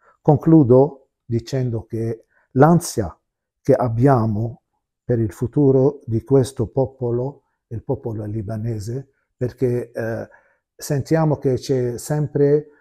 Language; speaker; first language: Italian; non-native, fluent; Arabic